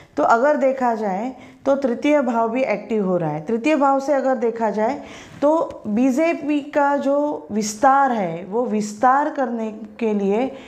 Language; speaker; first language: Hindi; non-native, local second language; Marathi